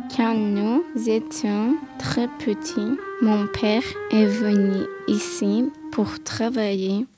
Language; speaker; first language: French; early bilingual, other home language; Turkish